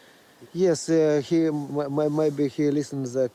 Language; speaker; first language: English; non-native, learner; Russian